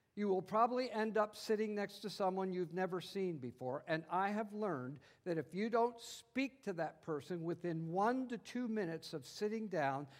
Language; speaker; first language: English; native; English